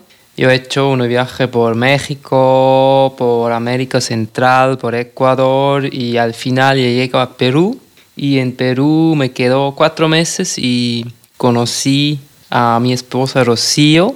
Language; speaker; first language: Spanish; non-native, fluent; German